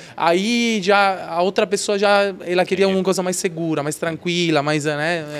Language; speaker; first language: Portuguese; non-native, fluent; Italian